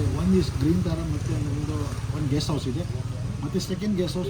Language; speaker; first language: Kannada; non-native, local second language; Tibetan